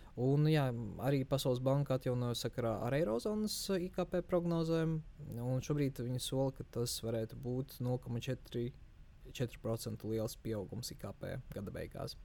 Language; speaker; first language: Latvian; native; Latvian